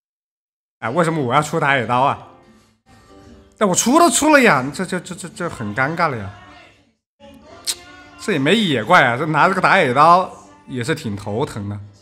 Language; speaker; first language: Chinese; native; Chinese